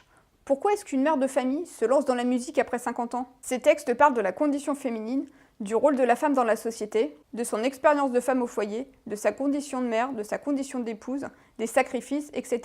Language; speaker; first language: French; native; French